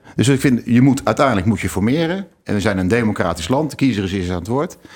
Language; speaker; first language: Dutch; native; Dutch